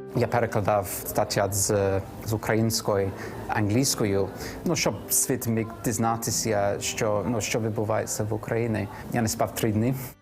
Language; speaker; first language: Ukrainian; non-native, fluent; English